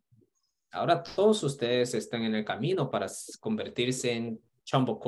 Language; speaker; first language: Spanish; non-native, fluent; Korean